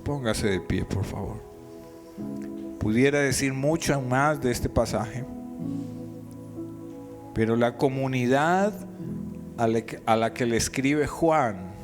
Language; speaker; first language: Spanish; native; Spanish